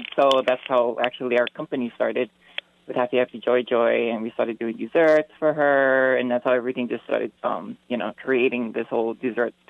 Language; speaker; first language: English; native; English